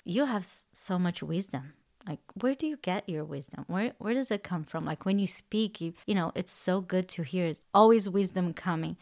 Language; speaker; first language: English; non-native, fluent; Portuguese